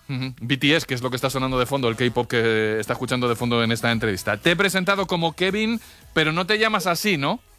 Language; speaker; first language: Spanish; native; Spanish